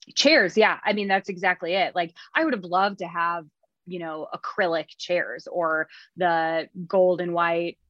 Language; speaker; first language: English; native; English